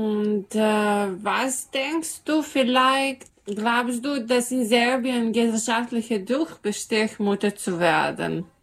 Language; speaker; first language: German; non-native, learner; Serbian